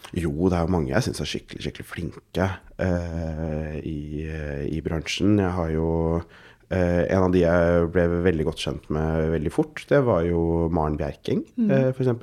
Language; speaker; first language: Norwegian; early bilingual, other home language; Urdu